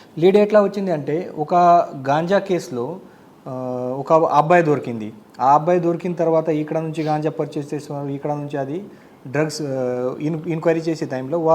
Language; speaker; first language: Telugu; non-native, fluent; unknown